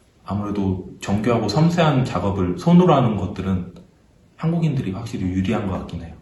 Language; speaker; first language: Korean; native; Korean